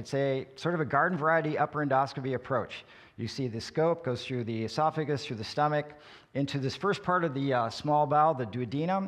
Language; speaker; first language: English; native; English